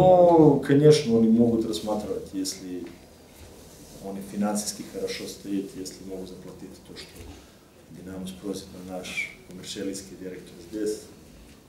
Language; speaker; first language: Russian; non-native, learner; Serbian